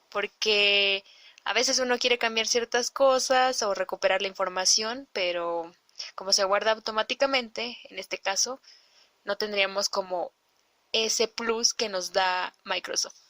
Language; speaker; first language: Spanish; native; Spanish